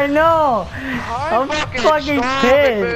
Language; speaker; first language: English; native; English